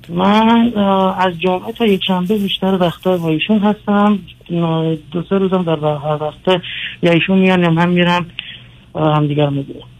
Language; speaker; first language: Persian; early bilingual, other home language; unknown